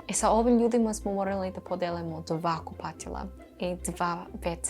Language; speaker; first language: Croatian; non-native, learner; English